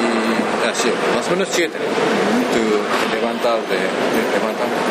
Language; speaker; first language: Spanish; non-native, learner; Japanese